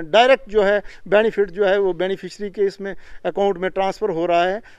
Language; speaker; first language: Hindi; native; Hindi